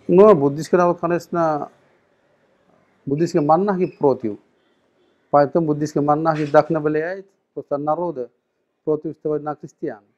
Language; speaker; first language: Russian; non-native, learner; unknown